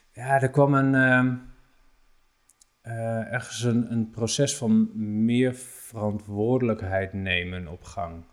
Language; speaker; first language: Dutch; native; Dutch